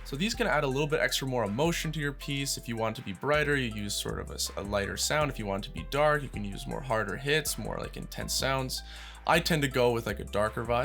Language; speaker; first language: English; native; English